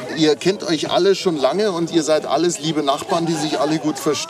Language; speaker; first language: German; native; German